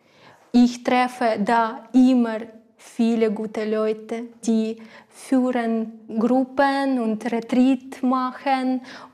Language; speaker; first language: German; non-native, learner; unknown